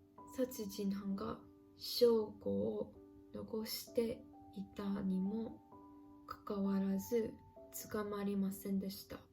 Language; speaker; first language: Japanese; non-native, learner; English